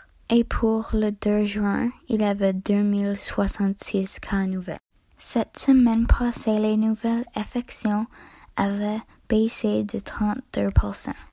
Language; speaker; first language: French; non-native, learner; English